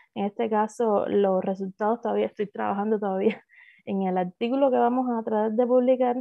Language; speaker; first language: Spanish; native; Spanish